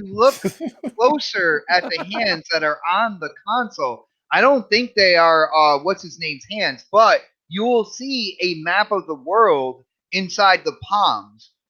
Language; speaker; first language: English; native; English